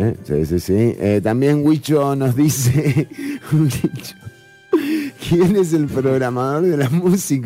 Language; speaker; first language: Spanish; native; Spanish